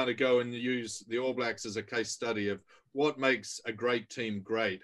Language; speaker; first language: English; native; English